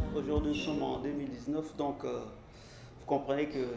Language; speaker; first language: French; non-native, local second language; Lingala